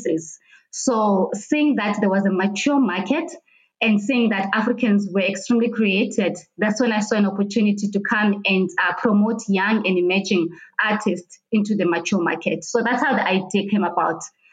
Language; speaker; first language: English; non-native, local second language; Xhosa